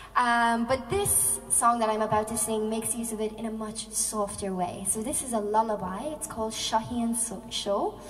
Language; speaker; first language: English; non-native, local second language; Irish